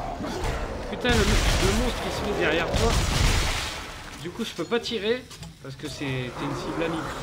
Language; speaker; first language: French; native; French